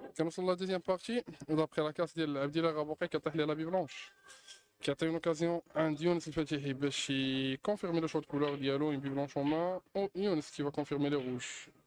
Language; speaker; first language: French; non-native, local second language; Arabic